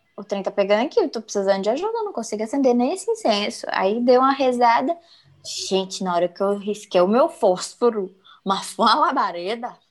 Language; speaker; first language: Portuguese; native; Portuguese